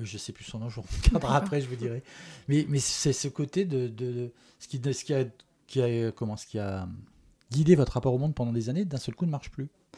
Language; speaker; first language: French; native; French